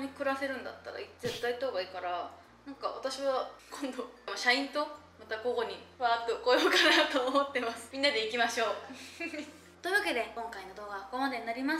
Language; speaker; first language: Japanese; native; Japanese